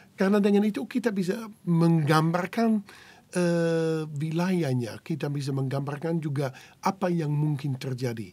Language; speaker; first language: Indonesian; non-native, fluent; Dutch